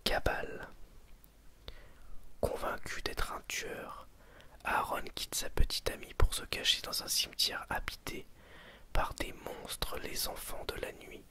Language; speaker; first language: French; native; French